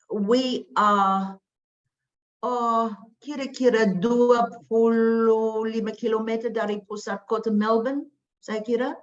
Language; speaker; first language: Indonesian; non-native, fluent; English